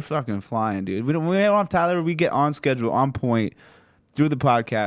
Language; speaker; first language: English; native; English